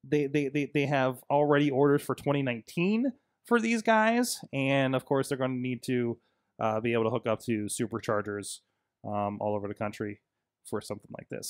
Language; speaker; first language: English; native; English